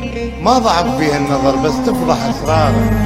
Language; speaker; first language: Arabic; native; Arabic